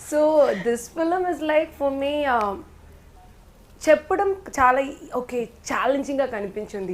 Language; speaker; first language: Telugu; non-native, learner; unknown